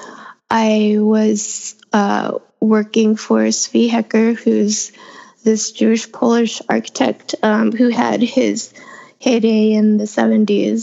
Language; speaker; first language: English; native; English